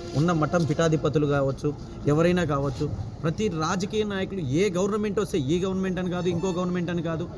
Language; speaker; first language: Telugu; non-native, local second language; Lambadi